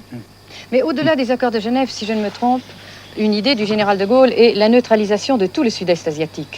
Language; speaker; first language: French; native; French